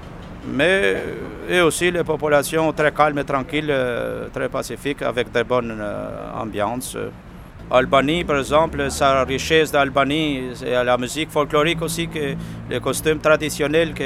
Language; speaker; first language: French; non-native, fluent; Albanian